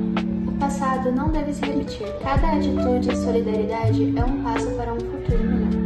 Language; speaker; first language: Portuguese; native; Portuguese